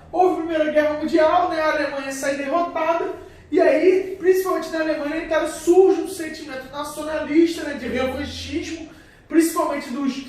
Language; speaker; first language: Portuguese; native; Portuguese